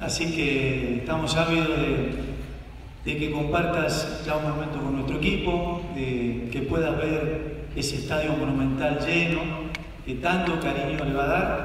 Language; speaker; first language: Spanish; native; Spanish